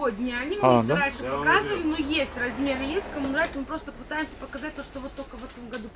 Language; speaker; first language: Russian; native; Russian